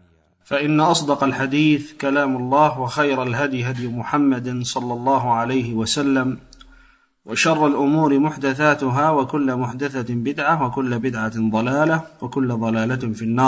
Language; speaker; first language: Arabic; native; Arabic